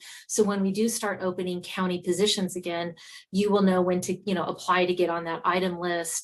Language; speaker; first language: English; native; English